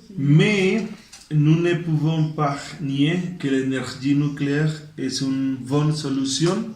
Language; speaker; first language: French; non-native, learner; Spanish